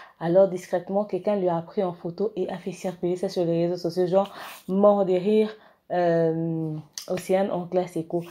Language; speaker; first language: French; non-native, local second language; Lingala